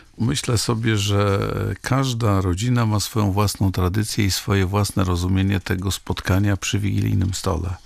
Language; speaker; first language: Polish; native; Polish